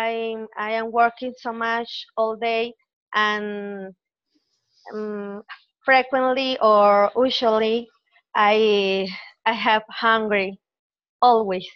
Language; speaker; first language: English; non-native, learner; Spanish